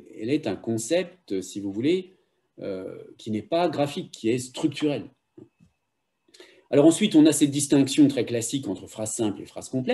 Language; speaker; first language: French; native; French